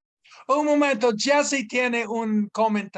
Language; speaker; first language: Spanish; non-native, fluent; English